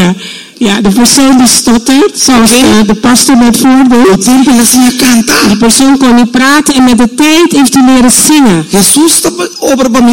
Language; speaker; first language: Dutch; non-native, local second language; Papiamento